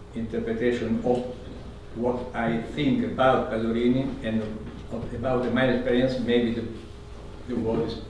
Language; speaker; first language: English; non-native, learner; Italian